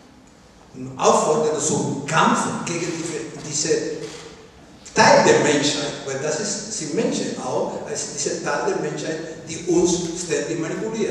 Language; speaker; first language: German; non-native, learner; Spanish